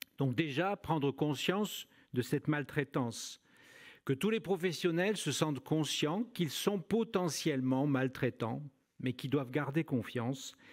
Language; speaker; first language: French; native; French